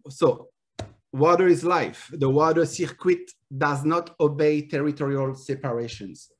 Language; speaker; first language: English; non-native, fluent; French